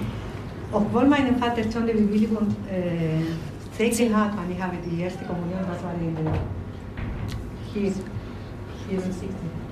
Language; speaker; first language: German; non-native, learner; Spanish